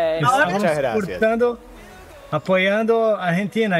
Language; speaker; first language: Spanish; non-native, learner; Portuguese